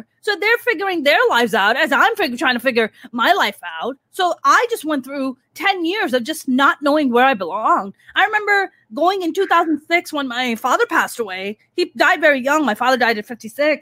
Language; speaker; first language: English; non-native, local second language; Urdu